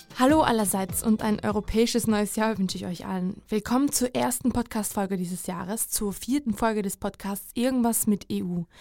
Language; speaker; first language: German; non-native, fluent; Georgian